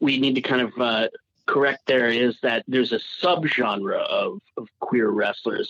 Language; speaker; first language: English; native; English